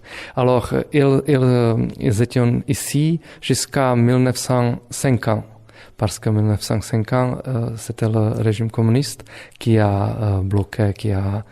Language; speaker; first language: French; non-native, fluent; Czech